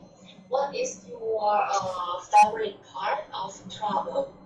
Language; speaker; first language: English; non-native, learner; Thai